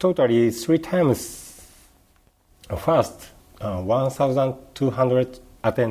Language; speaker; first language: English; non-native, learner; Japanese